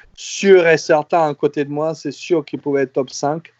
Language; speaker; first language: French; non-native, fluent; Serbian